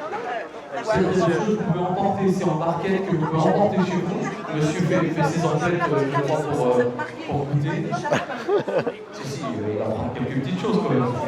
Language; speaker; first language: French; native; French